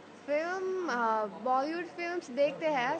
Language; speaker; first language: Hindi; non-native, learner; Bangla